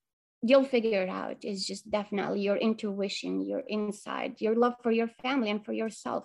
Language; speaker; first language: English; non-native, fluent; Arabic